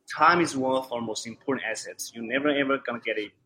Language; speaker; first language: English; non-native, fluent; Chinese